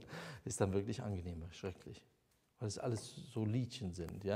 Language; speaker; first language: German; native; German